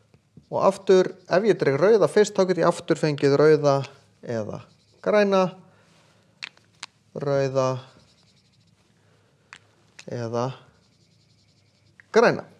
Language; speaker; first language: Icelandic; native; Icelandic